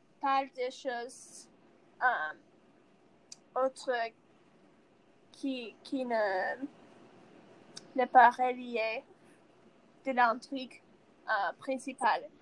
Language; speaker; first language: French; non-native, learner; English